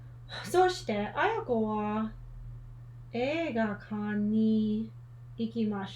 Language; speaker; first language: Japanese; non-native, learner; English